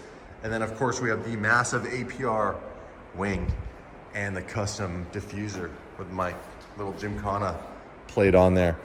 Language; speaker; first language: English; native; English